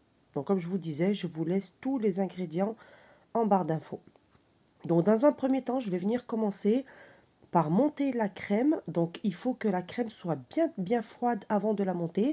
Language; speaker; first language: French; native; French